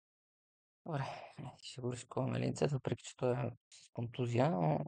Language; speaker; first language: Bulgarian; native; Bulgarian